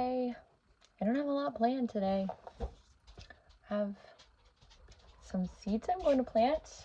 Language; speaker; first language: English; native; English